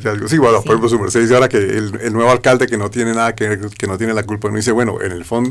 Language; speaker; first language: Spanish; native; Spanish